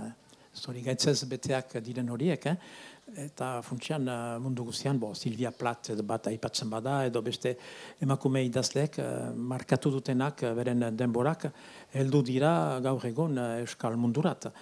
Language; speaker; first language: Basque; native; Basque